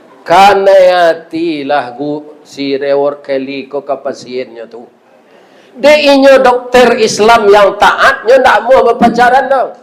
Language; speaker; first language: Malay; non-native, local second language; Minangkabau